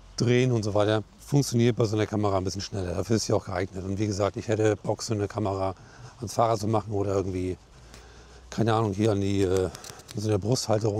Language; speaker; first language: German; native; German